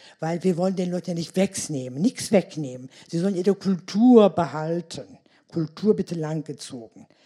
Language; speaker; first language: German; early bilingual, other home language; Turkish